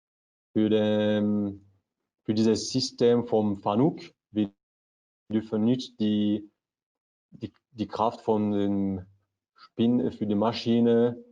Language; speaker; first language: German; non-native, learner; French